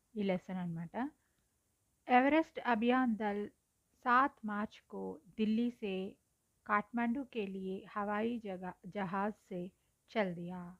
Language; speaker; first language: Hindi; non-native, local second language; Telugu